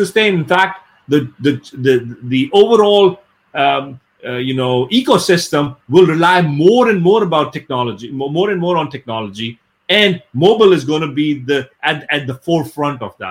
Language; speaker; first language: English; non-native, local second language; Urdu